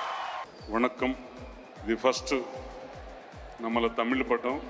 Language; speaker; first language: Tamil; non-native, learner; Telugu